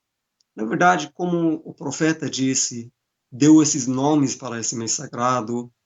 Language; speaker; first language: Portuguese; non-native, fluent; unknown